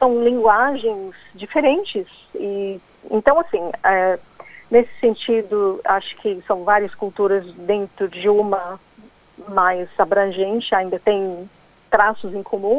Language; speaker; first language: Portuguese; non-native, fluent; English